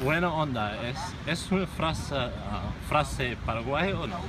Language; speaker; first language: Spanish; non-native, fluent; English